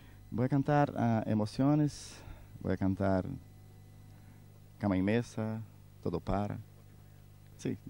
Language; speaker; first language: Spanish; non-native, fluent; Portuguese